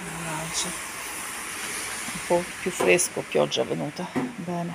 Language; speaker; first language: Italian; non-native, learner; Ukrainian